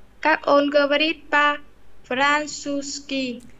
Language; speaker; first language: Russian; non-native, learner; Vietnamese